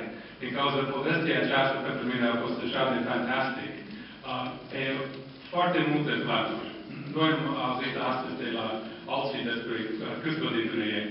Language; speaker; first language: Romanian; non-native, fluent; English